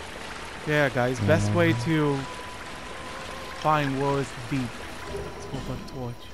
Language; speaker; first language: English; native; English